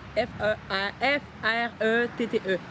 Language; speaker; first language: French; native; French